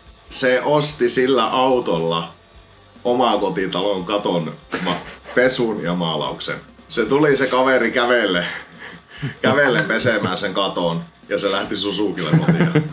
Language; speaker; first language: Finnish; native; Finnish